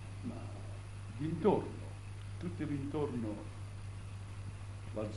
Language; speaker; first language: Italian; early bilingual, heritage; Italian